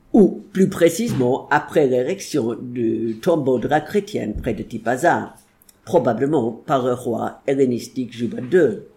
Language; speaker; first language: French; non-native, fluent; English